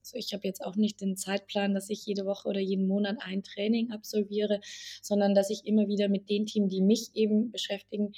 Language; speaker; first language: German; native; German